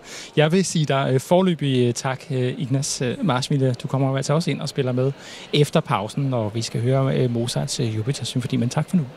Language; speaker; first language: Danish; native; Danish